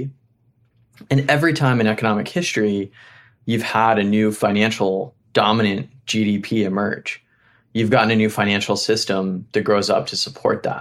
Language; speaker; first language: English; native; English